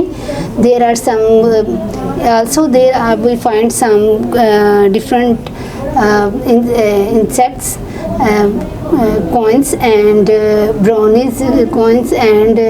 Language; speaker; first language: English; non-native, learner; Urdu